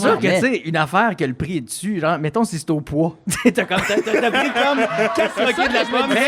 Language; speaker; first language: French; native; French